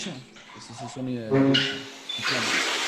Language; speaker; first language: Spanish; native; Spanish